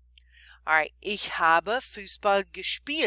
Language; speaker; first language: German; non-native, fluent; English